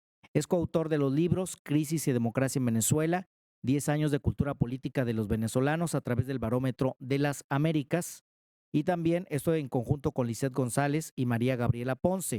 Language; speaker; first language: Spanish; native; Spanish